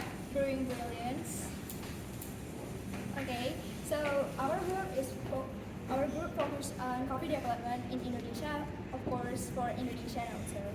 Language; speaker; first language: English; non-native, learner; Indonesian